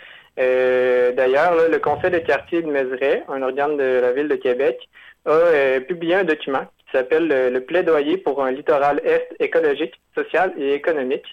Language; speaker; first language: French; native; French